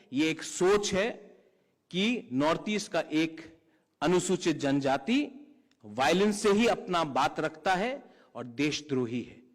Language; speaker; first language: Hindi; non-native, local second language; Kok Borok